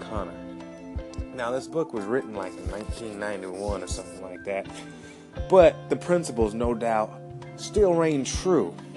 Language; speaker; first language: English; native; English